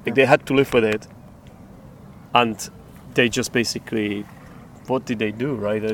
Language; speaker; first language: English; non-native, fluent; Czech